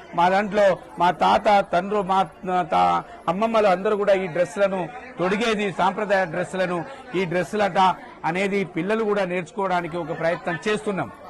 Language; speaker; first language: Telugu; non-native, local second language; Lambadi